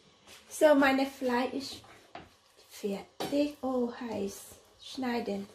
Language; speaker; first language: German; non-native, learner; Thai